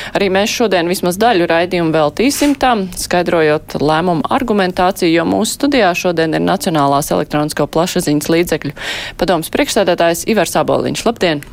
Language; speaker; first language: Latvian; native; Latvian